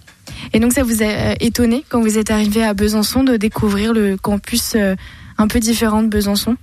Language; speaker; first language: French; native; French